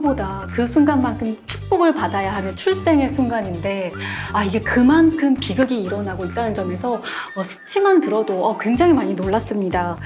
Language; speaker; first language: Korean; native; Korean